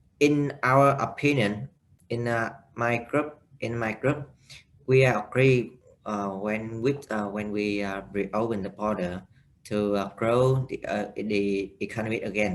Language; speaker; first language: English; non-native, learner; Vietnamese